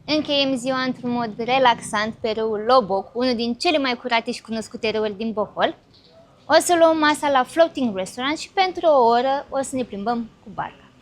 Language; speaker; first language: Romanian; native; Romanian